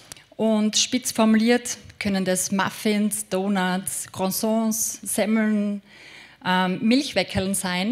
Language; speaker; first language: German; native; German